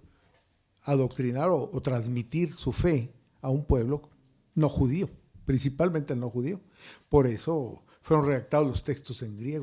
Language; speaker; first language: Spanish; native; Spanish